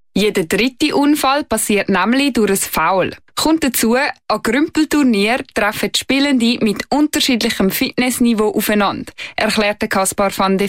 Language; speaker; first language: German; native; German